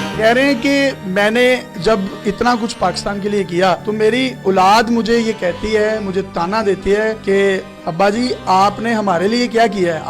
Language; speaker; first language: Urdu; non-native, local second language; Punjabi